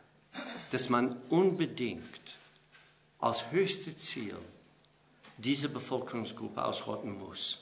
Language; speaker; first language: German; non-native, fluent; English